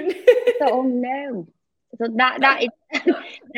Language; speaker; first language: English; native; English